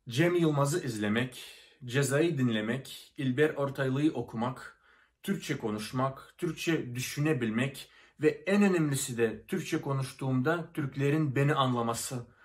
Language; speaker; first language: Turkish; non-native, fluent; Russian